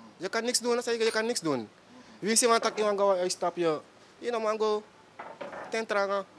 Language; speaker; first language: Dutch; native; Dutch